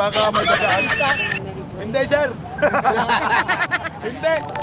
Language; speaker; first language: Filipino; native; Filipino